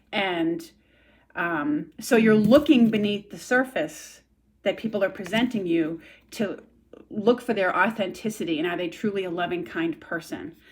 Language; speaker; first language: English; native; English